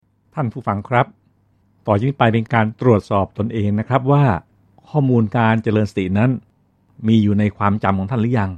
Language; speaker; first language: Thai; native; Thai